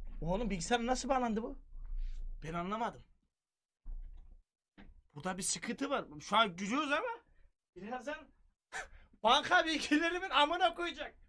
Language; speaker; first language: Turkish; native; Turkish